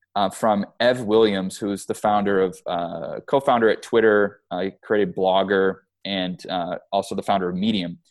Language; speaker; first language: English; native; English